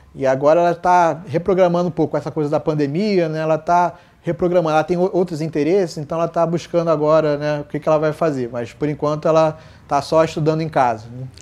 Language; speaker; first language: Portuguese; native; Portuguese